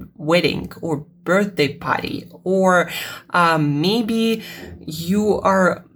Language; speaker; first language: English; non-native, fluent; Russian